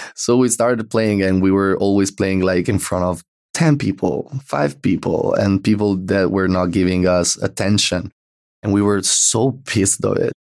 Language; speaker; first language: English; non-native, fluent; Italian